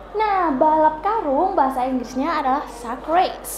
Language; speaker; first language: Indonesian; native; Indonesian